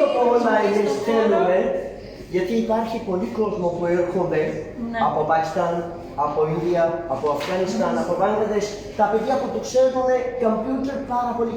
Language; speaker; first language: Greek; non-native, learner; Urdu